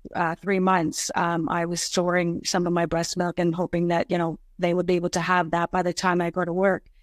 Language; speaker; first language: English; native; English